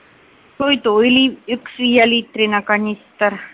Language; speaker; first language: Estonian; non-native, local second language; Russian